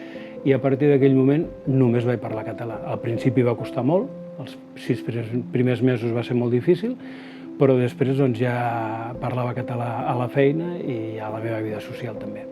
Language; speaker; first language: Catalan; non-native, local second language; Spanish